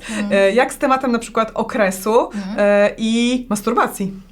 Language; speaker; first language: Polish; native; Polish